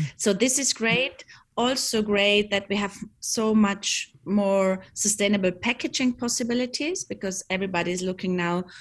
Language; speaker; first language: English; non-native, fluent; German